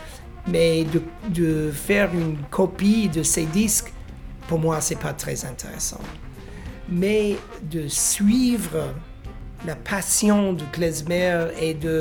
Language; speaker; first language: French; non-native, fluent; English